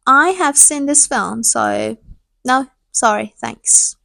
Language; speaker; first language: English; non-native, fluent; Persian